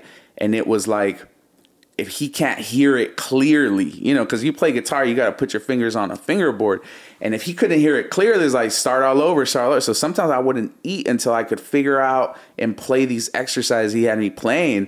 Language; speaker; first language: English; early bilingual, other home language; Spanish